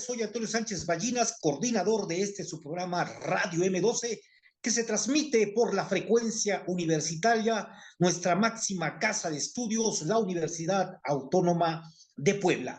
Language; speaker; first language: Spanish; native; Spanish